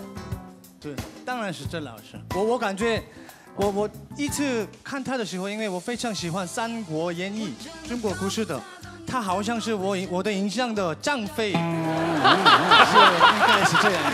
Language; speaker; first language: Chinese; non-native, learner; Korean